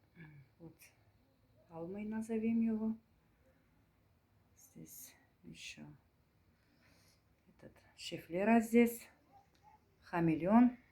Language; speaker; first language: Russian; non-native, learner; Turkmen